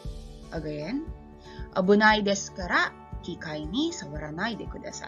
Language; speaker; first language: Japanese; non-native, fluent; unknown